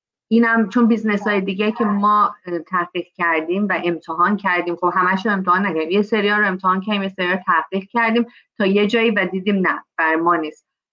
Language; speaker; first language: Persian; early bilingual, heritage; Persian